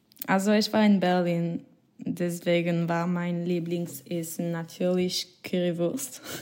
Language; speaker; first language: German; non-native, learner; French